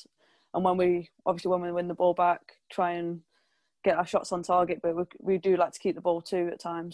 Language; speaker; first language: English; native; English